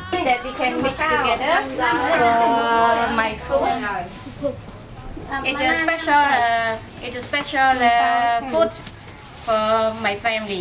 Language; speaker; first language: English; non-native, learner; Khmer